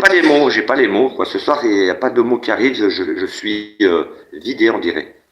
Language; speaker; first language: French; native; French